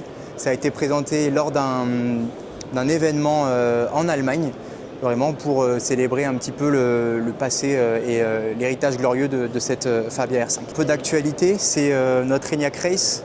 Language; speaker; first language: French; native; French